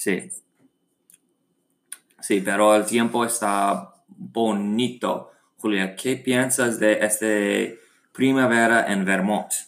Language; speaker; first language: Spanish; non-native, learner; English